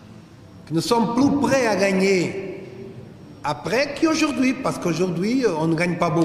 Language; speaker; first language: French; non-native, fluent; Portuguese